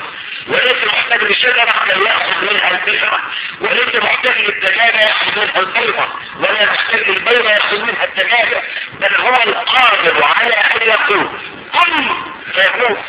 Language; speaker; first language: Arabic; native; Arabic